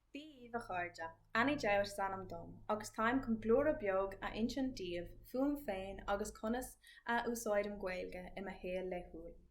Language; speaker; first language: Irish; non-native, local second language; English